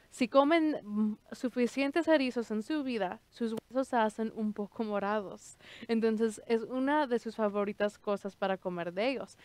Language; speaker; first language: Spanish; early bilingual, heritage; Spanish